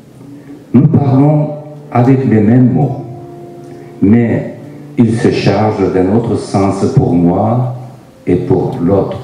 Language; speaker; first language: French; non-native, fluent; Turkish